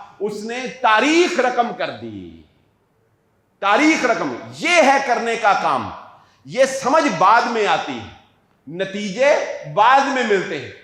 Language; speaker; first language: Urdu; native; Urdu